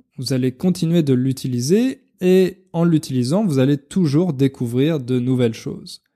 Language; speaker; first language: French; native; French